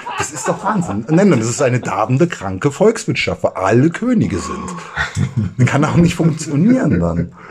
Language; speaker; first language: German; native; German